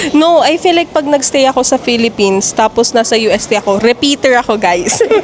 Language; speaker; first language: Filipino; native; Filipino